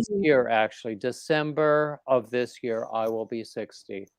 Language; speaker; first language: English; native; English